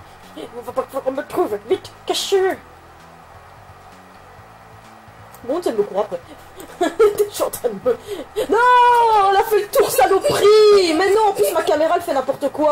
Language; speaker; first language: French; native; French